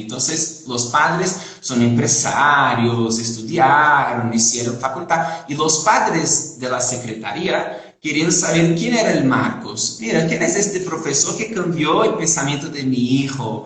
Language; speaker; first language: Spanish; non-native, fluent; Portuguese